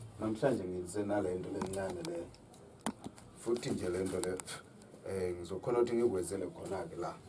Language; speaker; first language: Zulu; native; Zulu